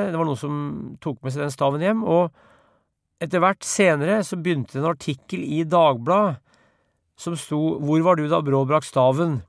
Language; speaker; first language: Norwegian; native; Norwegian